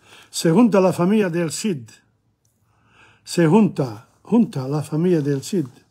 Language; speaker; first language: Spanish; non-native, learner; Italian